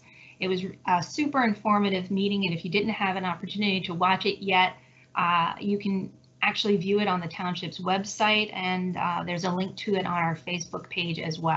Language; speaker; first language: English; native; English